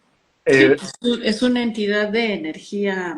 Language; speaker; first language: Spanish; native; Spanish